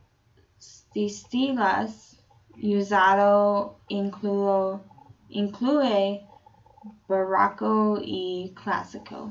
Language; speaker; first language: Spanish; non-native, learner; English